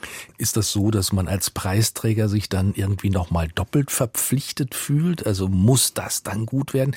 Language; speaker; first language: German; native; German